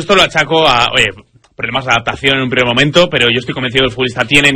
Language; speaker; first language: Spanish; native; Spanish